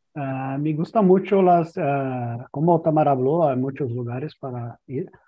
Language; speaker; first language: Spanish; non-native, learner; Portuguese